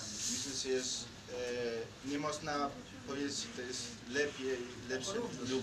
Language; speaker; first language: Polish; non-native, learner; Spanish